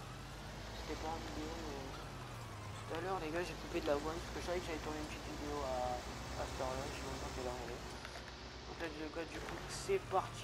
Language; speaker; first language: French; native; French